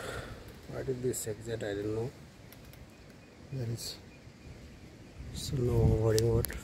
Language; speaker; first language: English; non-native, learner; Nepali